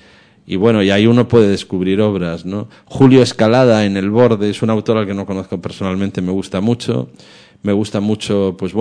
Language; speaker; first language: Spanish; native; Spanish